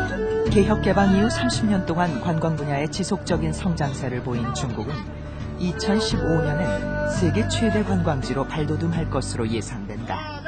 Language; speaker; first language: Korean; native; Korean